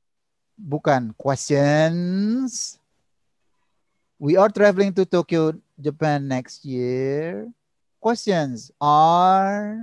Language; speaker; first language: English; non-native, learner; Indonesian